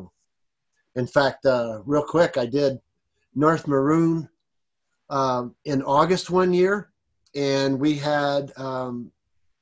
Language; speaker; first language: English; native; English